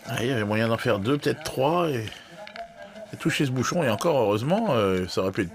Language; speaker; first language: French; native; French